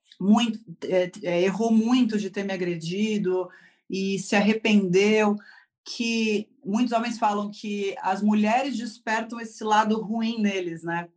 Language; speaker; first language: Portuguese; native; Portuguese